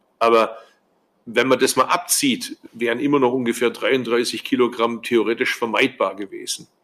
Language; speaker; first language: German; early bilingual, other home language; Turkish